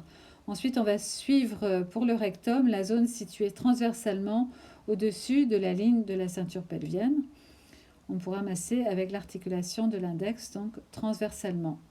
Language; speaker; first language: French; native; French